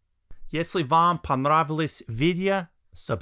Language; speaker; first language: Russian; non-native, fluent; English